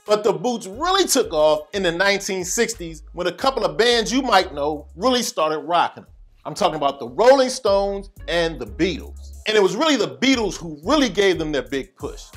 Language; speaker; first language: English; native; English